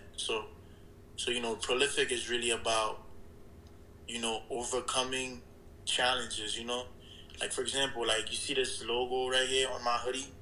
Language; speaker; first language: English; early bilingual, other home language; Haitian Creole